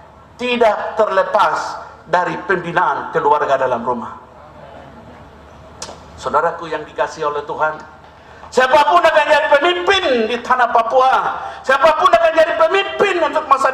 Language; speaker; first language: Indonesian; non-native, local second language; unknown